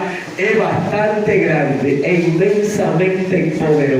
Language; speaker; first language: Spanish; native; Spanish